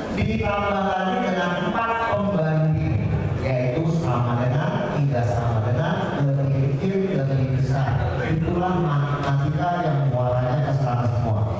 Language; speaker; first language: Indonesian; non-native, local second language; Javanese